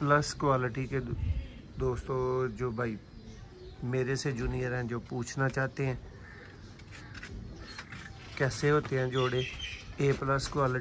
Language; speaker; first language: Hindi; non-native, local second language; Punjabi